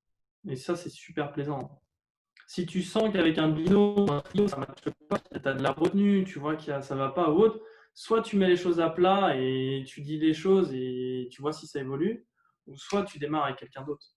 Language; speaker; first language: French; native; French